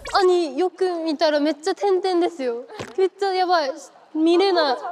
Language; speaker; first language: Korean; non-native, fluent; Japanese